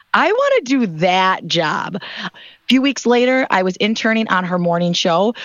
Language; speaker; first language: English; native; English